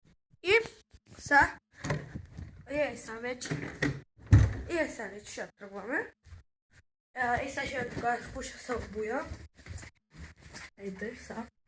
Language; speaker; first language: Bulgarian; native; Bulgarian